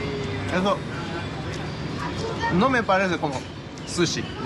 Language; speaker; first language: Spanish; non-native, learner; Japanese